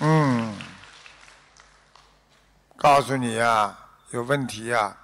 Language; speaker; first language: Chinese; native; Chinese